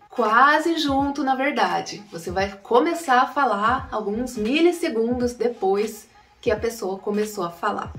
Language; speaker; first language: Portuguese; native; Portuguese